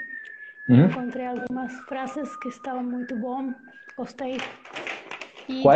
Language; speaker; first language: Portuguese; non-native, learner; Spanish